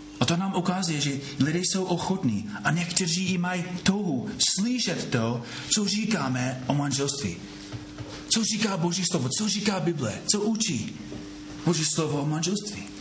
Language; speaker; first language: Czech; non-native, fluent; English